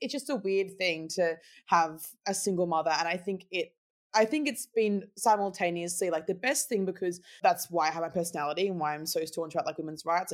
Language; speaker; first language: English; native; English